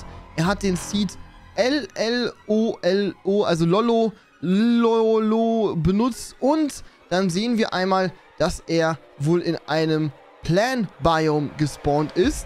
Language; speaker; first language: German; native; German